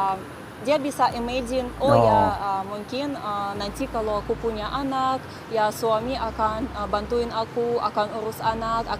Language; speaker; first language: Indonesian; non-native, fluent; Russian